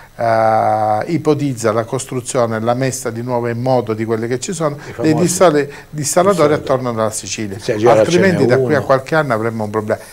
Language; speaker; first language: Italian; native; Italian